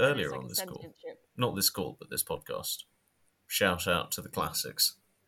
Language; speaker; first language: English; native; English